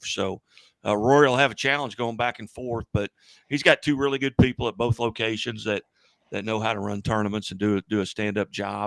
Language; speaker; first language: English; native; English